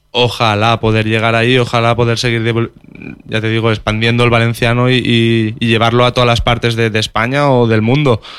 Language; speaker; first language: Spanish; non-native, local second language; Catalan